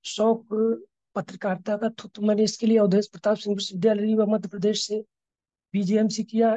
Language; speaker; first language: Hindi; native; Hindi